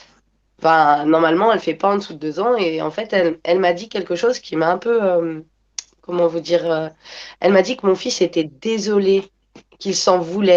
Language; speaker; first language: French; native; French